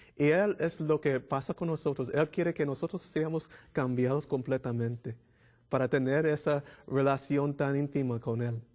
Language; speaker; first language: Spanish; non-native, fluent; English